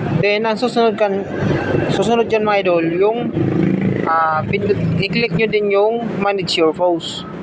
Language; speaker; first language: Filipino; non-native, local second language; Bikol